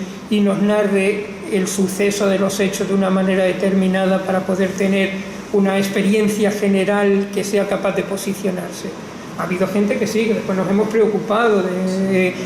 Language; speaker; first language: Spanish; native; Spanish